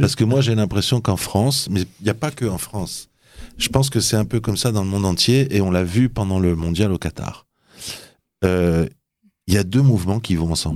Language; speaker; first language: French; native; French